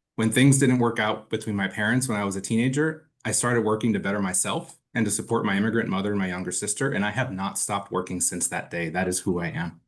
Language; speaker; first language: English; early bilingual, other home language; Spanish